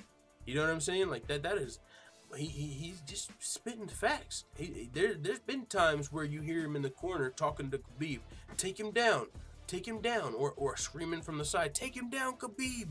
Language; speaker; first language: English; native; English